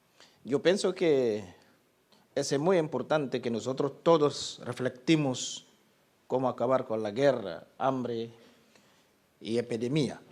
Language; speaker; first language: Spanish; non-native, learner; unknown